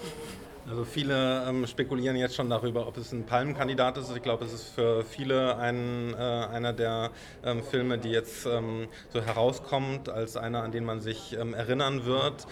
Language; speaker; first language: German; native; German